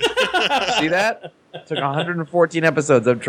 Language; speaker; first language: English; native; English